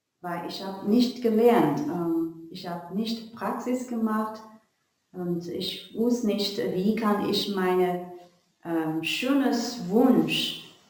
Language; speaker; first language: German; non-native, learner; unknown